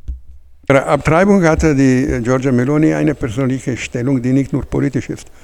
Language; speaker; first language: German; non-native, fluent; Italian